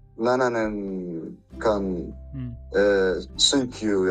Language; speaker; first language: Japanese; non-native, learner; Arabic